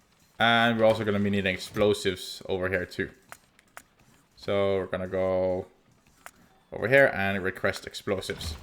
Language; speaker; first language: English; non-native, fluent; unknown